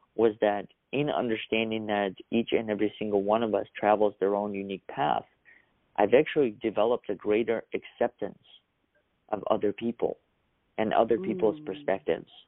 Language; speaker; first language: English; early bilingual, other home language; Russian